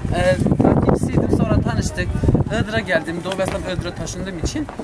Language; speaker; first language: Turkish; non-native, local second language; Kurdish